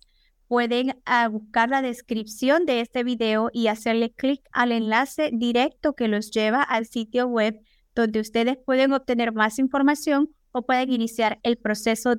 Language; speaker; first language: Spanish; native; Spanish